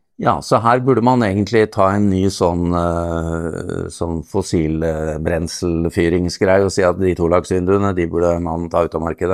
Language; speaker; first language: Norwegian; native; Norwegian